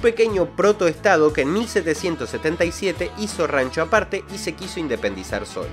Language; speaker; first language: Spanish; native; Spanish